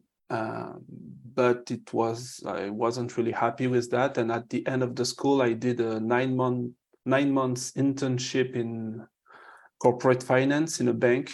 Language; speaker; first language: English; non-native, fluent; French